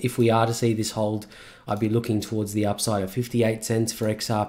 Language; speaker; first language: English; native; English